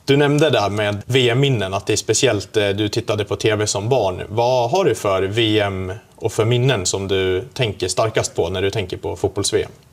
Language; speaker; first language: Swedish; native; Swedish